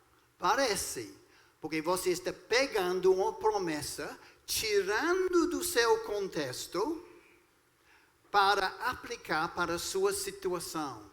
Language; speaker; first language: Portuguese; non-native, fluent; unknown